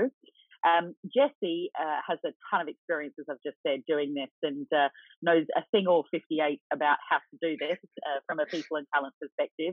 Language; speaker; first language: English; native; English